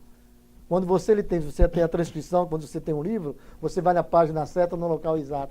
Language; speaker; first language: Portuguese; native; Portuguese